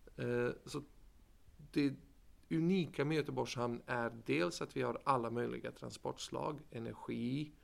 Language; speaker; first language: Swedish; native; Swedish